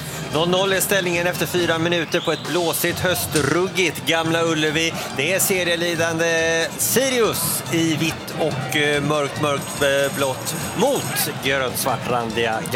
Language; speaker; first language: Swedish; native; Swedish